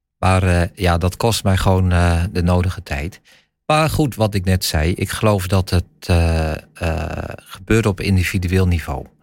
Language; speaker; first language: Dutch; native; Dutch